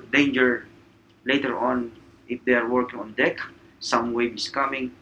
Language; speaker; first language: English; non-native, local second language; Filipino